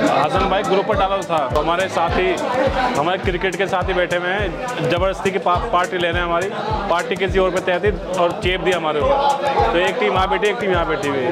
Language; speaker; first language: Hindi; native; Hindi